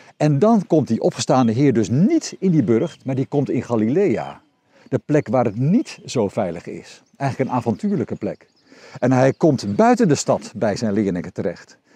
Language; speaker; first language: Dutch; native; Dutch